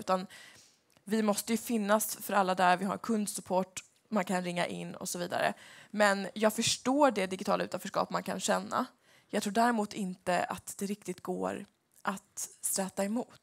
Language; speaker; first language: Swedish; native; Swedish